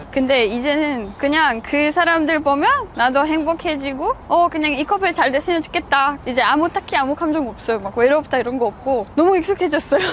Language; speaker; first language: Korean; non-native, fluent; Polish